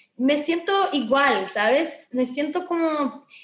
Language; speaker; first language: Spanish; non-native, fluent; Romanian